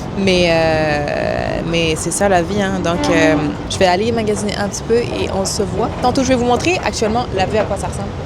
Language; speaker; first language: French; early bilingual, other home language; Arabic